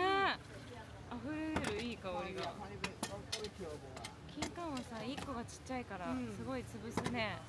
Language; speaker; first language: Japanese; native; Japanese